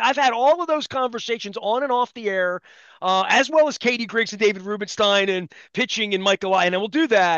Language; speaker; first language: English; native; English